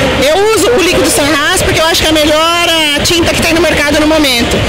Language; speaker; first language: Portuguese; native; Portuguese